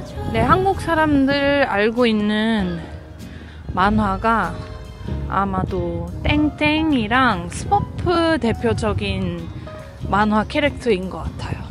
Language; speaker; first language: Korean; non-native, fluent; French